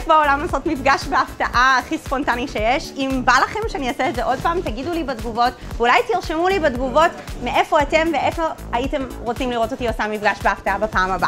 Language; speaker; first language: Hebrew; native; Hebrew